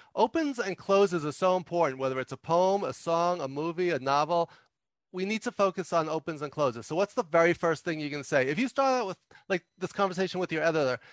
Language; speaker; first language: English; native; English